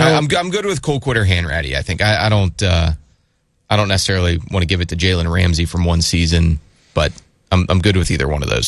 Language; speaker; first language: English; native; English